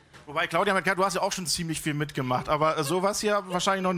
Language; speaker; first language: German; native; German